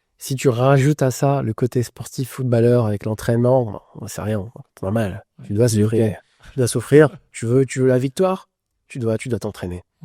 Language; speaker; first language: French; non-native, local second language; Arabic